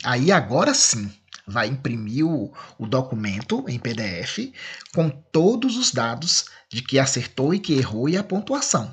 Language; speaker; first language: Portuguese; native; Portuguese